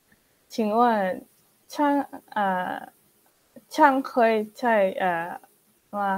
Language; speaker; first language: Chinese; non-native, learner; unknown